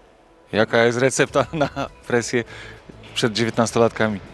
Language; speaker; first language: Polish; native; Polish